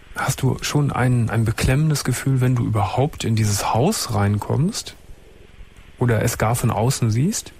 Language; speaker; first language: German; native; German